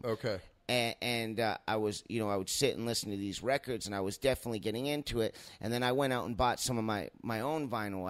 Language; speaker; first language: English; native; English